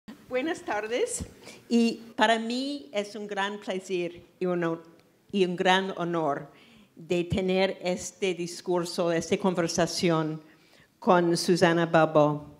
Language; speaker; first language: Spanish; non-native, fluent; English